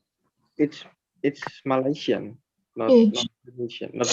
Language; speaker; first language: English; non-native, learner; Indonesian